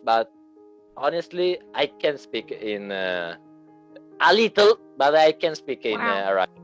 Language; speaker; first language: English; non-native, learner; Italian